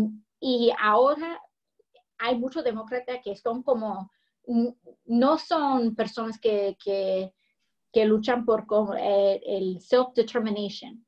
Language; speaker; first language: Spanish; early bilingual, heritage; English